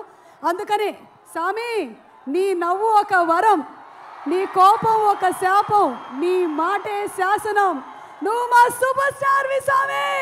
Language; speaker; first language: Telugu; native; Telugu